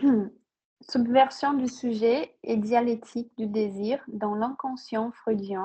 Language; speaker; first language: French; non-native, fluent; Portuguese